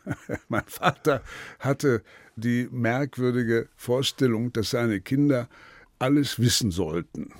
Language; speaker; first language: German; native; German